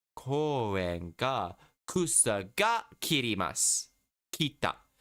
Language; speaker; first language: Japanese; non-native, learner; English